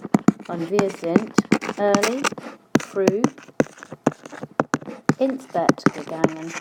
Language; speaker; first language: German; non-native, fluent; English